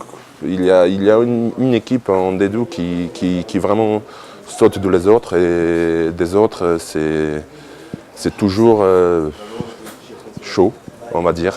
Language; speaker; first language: French; non-native, fluent; Bosnian